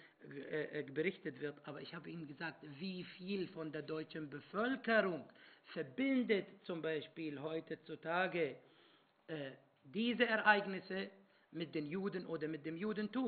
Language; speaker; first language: German; non-native, fluent; Arabic